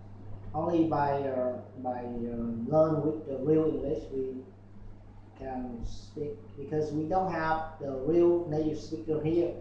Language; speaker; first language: English; non-native, learner; Vietnamese